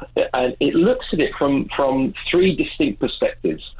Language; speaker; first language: English; native; English